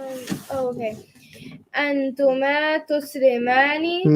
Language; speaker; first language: Arabic; non-native, learner; English